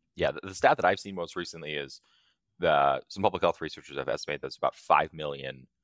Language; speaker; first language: English; native; English